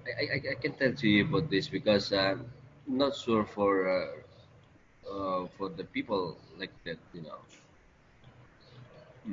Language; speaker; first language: English; non-native, learner; Indonesian